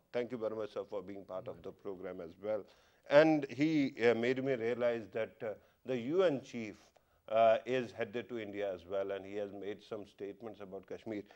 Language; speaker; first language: English; non-native, local second language; Urdu